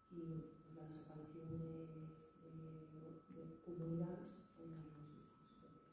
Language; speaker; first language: Spanish; native; Spanish